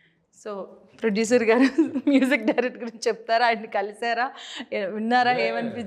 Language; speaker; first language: Telugu; native; Telugu